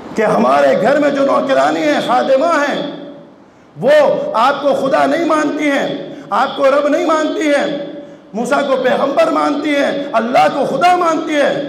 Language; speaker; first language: Urdu; non-native, local second language; Gujarati